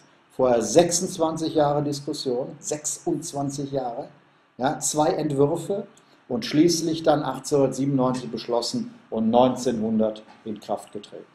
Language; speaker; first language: German; native; German